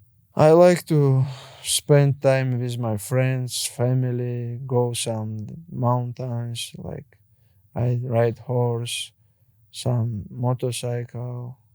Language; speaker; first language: English; non-native, learner; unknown